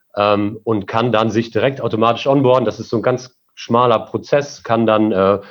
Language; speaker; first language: German; native; German